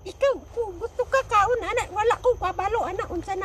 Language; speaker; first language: Cebuano; non-native, local second language; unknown